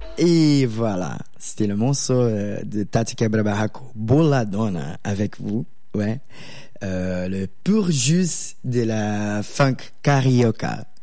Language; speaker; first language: French; non-native, learner; Portuguese